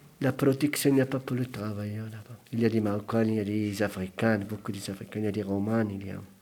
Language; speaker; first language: French; non-native, learner; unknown